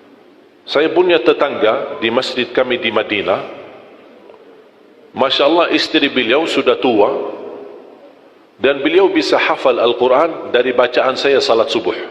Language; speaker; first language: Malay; non-native, fluent; Arabic